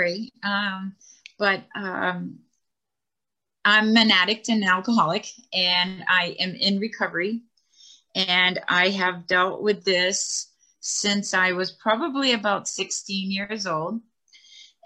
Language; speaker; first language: English; native; English